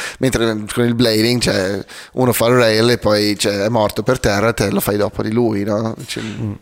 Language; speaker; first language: Italian; native; Italian